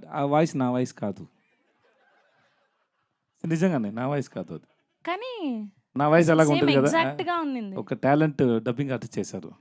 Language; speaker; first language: Telugu; non-native, learner; Tamil